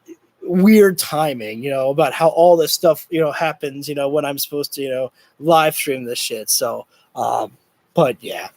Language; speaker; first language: English; native; English